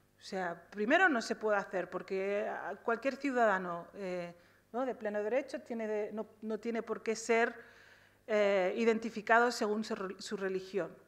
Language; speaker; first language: Spanish; early bilingual, other home language; Riffian